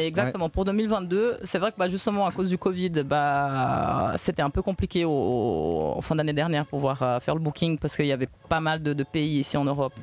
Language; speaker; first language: French; native; French